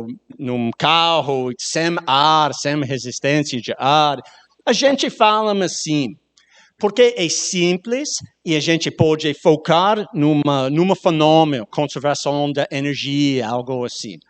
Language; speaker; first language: Portuguese; non-native, learner; English